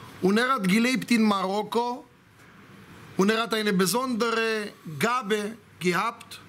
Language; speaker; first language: German; non-native, fluent; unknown